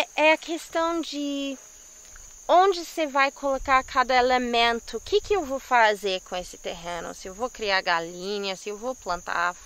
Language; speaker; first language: Portuguese; non-native, fluent; English